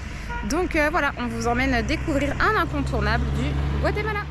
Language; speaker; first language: French; native; French